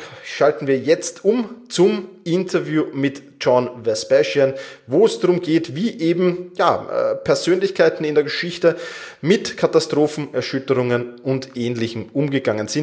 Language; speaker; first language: German; native; German